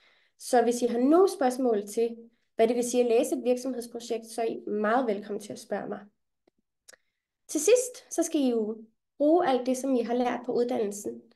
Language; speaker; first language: Danish; native; Danish